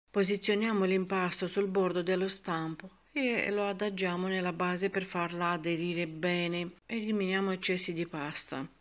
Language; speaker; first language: Italian; non-native, fluent; Romanian